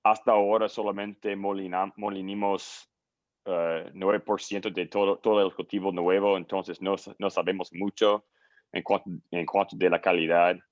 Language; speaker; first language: Spanish; non-native, learner; English